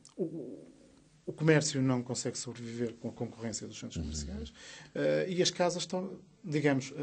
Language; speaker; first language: Portuguese; native; Portuguese